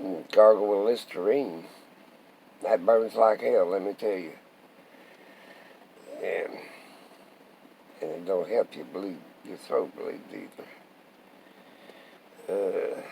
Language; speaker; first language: English; native; English